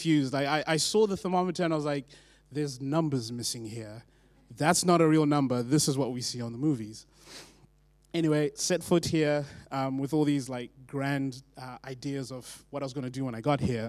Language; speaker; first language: English; non-native, local second language; Shona